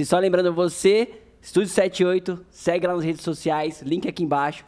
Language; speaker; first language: Portuguese; native; Portuguese